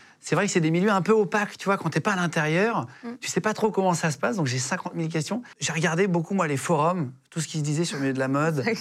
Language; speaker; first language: French; native; French